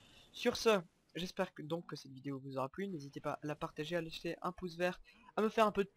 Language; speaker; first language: French; native; French